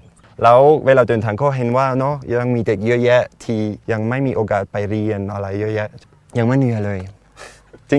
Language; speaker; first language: Thai; non-native, fluent; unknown